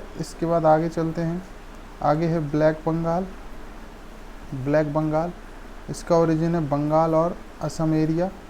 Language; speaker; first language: Hindi; native; Hindi